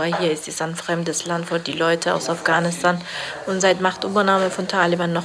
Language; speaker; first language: German; non-native, learner; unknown